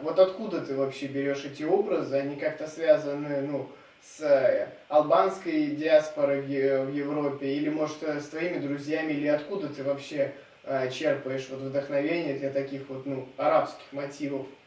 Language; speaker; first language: Russian; native; Russian